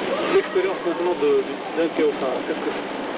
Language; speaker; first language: French; non-native, fluent; English